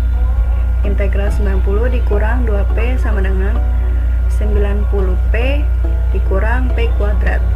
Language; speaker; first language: Indonesian; native; Indonesian